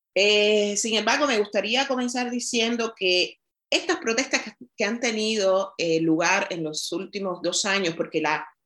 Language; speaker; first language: Spanish; native; Spanish